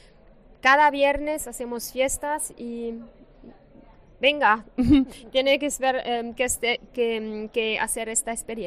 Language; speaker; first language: Spanish; non-native, fluent; German